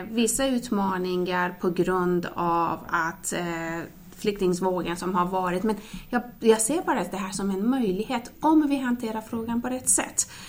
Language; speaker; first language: Swedish; non-native, fluent; Persian